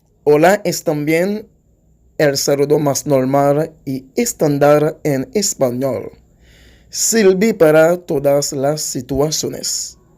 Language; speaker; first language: Spanish; non-native, local second language; Haitian Creole